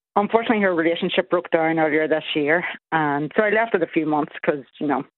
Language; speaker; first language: English; native; English